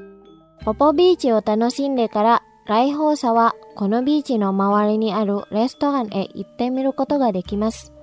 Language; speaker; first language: Japanese; non-native, fluent; Indonesian